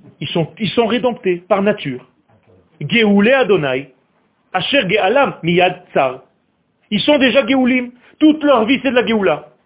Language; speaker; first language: French; non-native, fluent; Hebrew